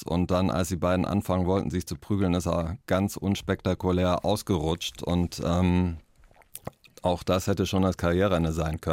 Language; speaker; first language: German; native; German